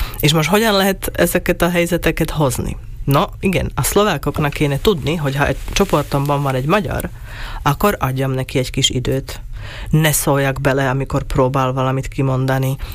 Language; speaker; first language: Hungarian; non-native, local second language; Slovak